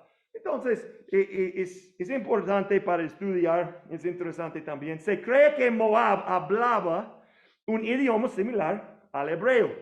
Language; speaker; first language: Spanish; non-native, learner; English